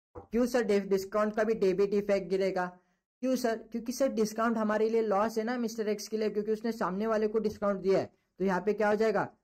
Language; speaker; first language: Hindi; non-native, local second language; Marathi